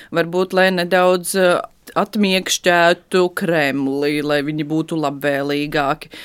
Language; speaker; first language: Latvian; native; Latvian